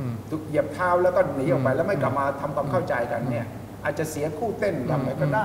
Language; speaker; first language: Thai; native; Thai